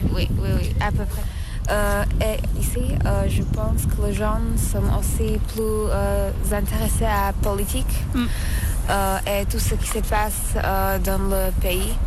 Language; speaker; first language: French; non-native, learner; Slovak